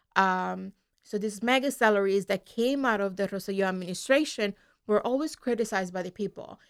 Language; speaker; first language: English; non-native, fluent; Spanish